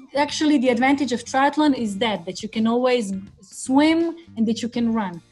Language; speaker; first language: English; non-native, fluent; Croatian